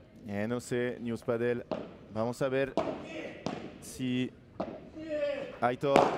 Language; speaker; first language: Spanish; non-native, learner; French